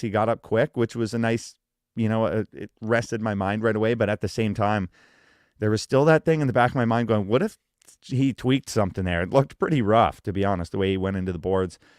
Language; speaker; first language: English; native; English